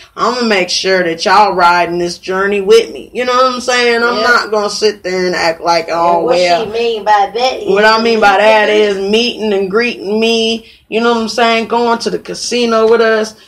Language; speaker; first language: English; native; English